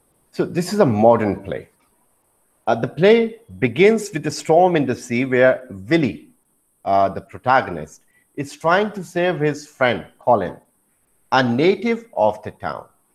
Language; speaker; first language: English; non-native, local second language; Urdu